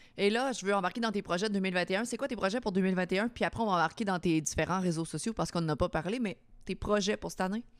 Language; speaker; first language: French; native; French